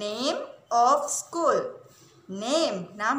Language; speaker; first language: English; non-native, fluent; Indonesian